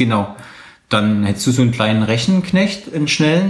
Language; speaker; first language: German; native; German